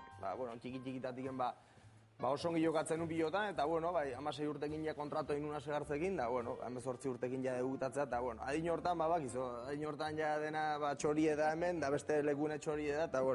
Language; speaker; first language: Basque; native; Basque